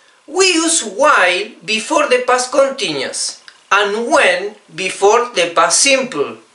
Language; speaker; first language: English; non-native, fluent; Spanish